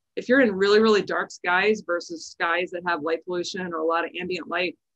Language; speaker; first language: English; native; English